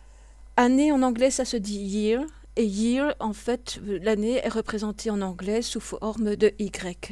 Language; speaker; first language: French; native; French